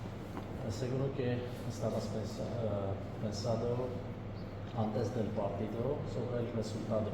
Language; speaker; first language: Spanish; non-native, fluent; Armenian